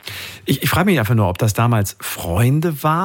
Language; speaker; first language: German; native; German